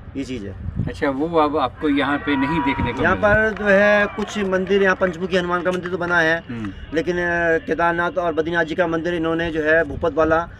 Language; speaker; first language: Hindi; native; Hindi